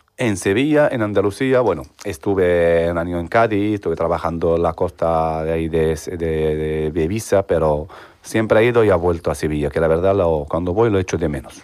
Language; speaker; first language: Spanish; non-native, fluent; Arabic